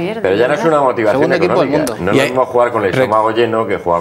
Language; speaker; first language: Spanish; native; Spanish